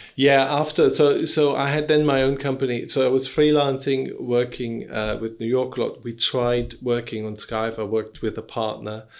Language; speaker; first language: English; non-native, fluent; German